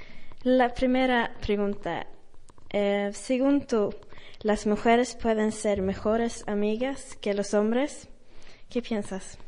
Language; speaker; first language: Spanish; non-native, fluent; Swedish